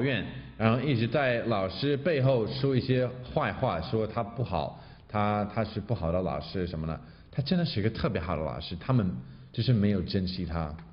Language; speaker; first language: Chinese; non-native, fluent; English